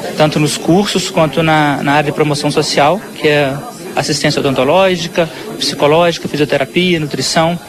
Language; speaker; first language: Portuguese; native; Portuguese